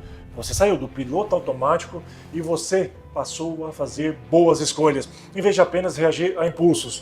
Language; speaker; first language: Portuguese; native; Portuguese